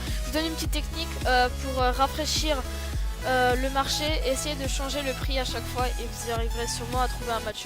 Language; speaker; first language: French; native; French